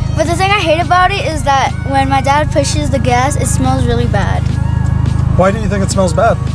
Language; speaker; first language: English; native; English